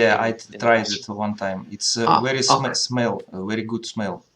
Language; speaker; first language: English; non-native, learner; Russian